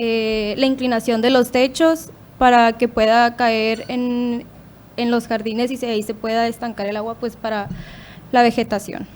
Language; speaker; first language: Spanish; native; Spanish